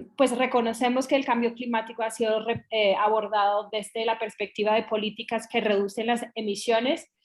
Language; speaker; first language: Spanish; non-native, fluent; English